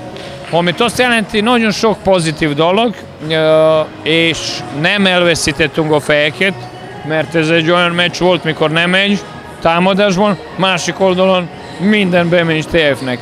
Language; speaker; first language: Hungarian; non-native, learner; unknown